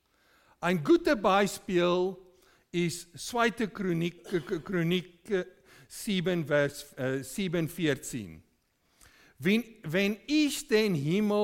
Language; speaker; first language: German; non-native, fluent; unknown